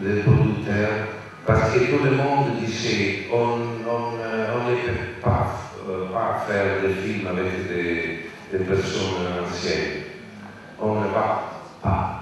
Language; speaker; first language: French; non-native, learner; Italian